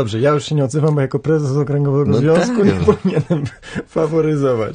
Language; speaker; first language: Polish; native; Polish